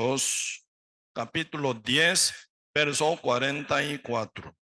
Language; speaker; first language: Spanish; non-native, learner; Korean